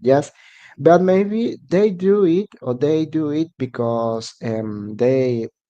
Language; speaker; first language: English; non-native, learner; Spanish